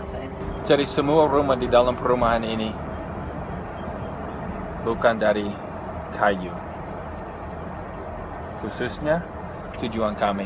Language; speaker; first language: Indonesian; non-native, fluent; English